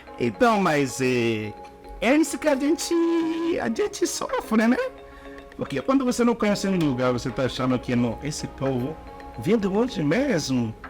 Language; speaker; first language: Portuguese; non-native, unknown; Igbo